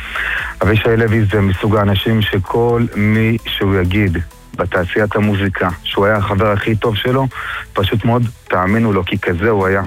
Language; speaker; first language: Hebrew; native; Hebrew